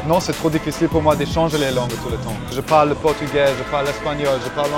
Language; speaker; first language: French; non-native, learner; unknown